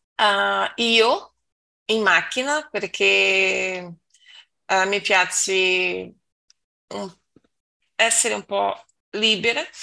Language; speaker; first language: Italian; non-native, learner; Portuguese